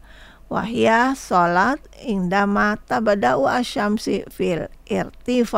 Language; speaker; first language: Arabic; non-native, fluent; Indonesian